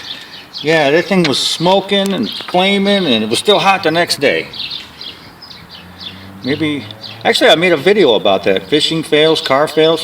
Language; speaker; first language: English; native; English